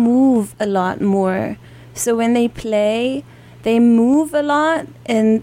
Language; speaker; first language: English; non-native, fluent; German